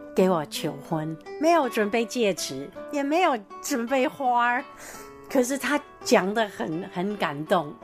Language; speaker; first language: Chinese; non-native, fluent; English